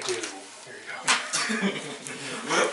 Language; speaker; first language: English; native; English